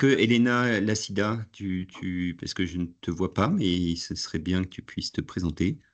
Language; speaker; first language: French; native; French